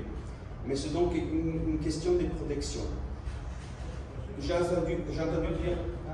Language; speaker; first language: French; non-native, fluent; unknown